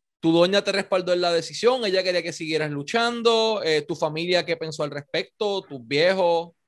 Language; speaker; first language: Spanish; native; Spanish